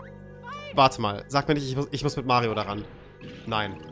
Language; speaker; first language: German; native; German